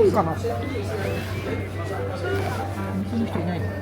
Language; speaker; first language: Japanese; native; Japanese